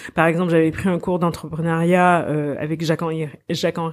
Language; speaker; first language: French; native; French